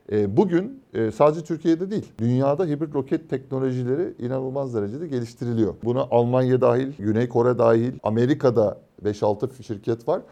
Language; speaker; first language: Turkish; native; Turkish